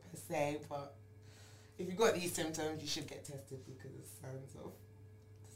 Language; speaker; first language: English; non-native, local second language; Yoruba